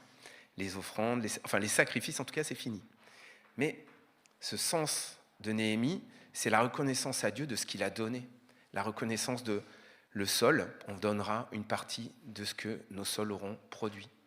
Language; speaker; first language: French; native; French